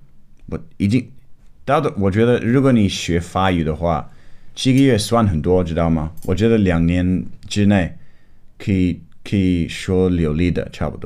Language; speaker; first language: Chinese; non-native, fluent; English